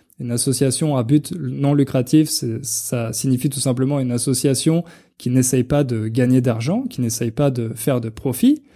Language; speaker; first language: French; native; French